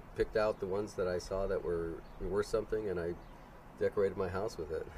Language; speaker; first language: English; native; English